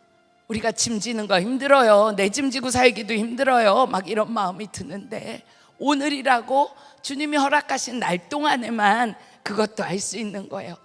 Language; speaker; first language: Korean; native; Korean